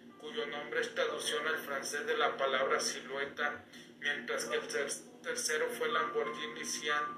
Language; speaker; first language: Spanish; native; Spanish